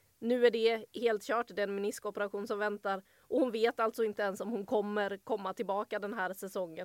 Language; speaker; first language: Swedish; native; Swedish